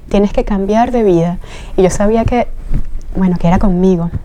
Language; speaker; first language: Spanish; native; Spanish